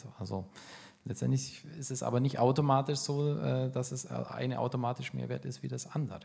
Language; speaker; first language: German; native; German